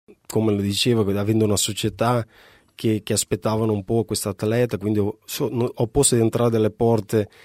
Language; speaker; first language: Italian; non-native, fluent; Portuguese